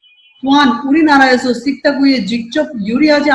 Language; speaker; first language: Korean; non-native, fluent; Bangla